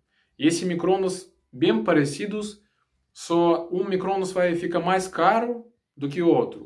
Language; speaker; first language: Portuguese; non-native, learner; Russian